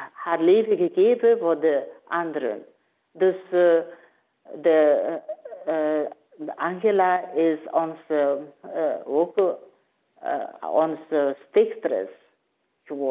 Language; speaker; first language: Dutch; non-native, learner; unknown